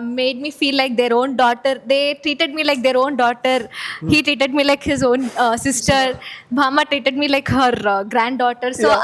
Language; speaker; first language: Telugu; non-native, learner; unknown